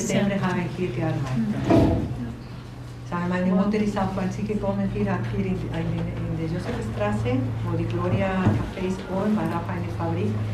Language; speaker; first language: German; non-native, learner; Spanish